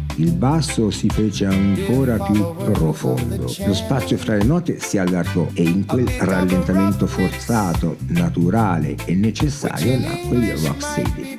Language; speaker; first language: Italian; native; Italian